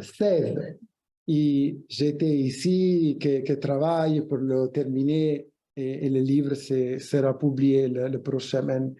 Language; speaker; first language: French; non-native, fluent; Italian